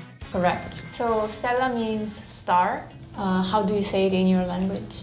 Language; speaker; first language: English; non-native, fluent; Italian